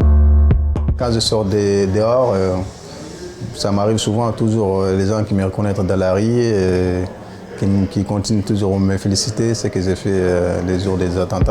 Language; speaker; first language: French; non-native, local second language; Soninke